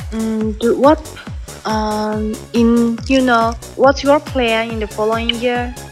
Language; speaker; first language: English; non-native, learner; Chinese